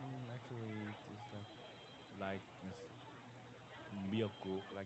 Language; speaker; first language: English; non-native, learner; Korean